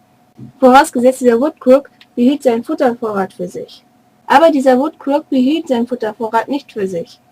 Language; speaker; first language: German; native; German